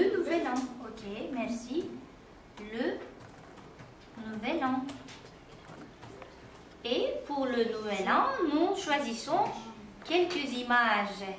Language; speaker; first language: French; non-native, fluent; Uzbek